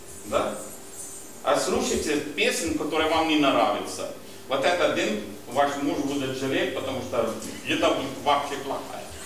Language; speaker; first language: Russian; non-native, learner; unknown